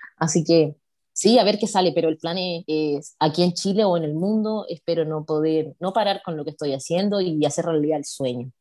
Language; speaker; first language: Spanish; native; Spanish